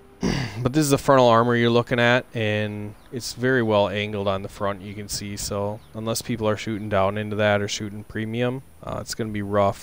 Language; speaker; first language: English; native; English